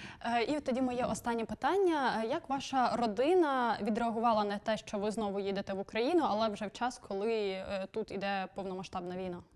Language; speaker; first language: Ukrainian; native; Ukrainian